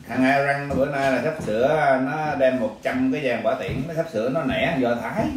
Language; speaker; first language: Vietnamese; early bilingual, other home language; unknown